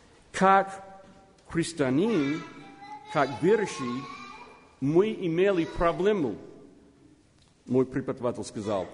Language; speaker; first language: Russian; non-native, learner; English